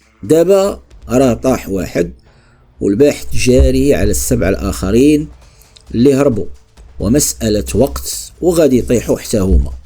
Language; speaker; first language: Arabic; native; Arabic